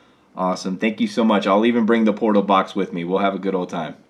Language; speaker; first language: English; native; English